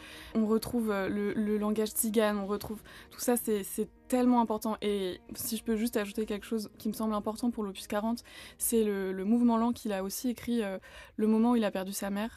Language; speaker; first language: French; native; French